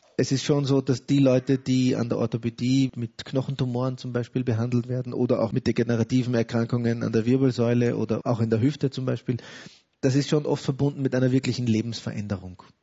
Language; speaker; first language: German; native; German